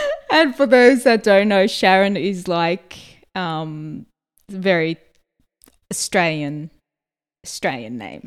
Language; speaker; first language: English; native; English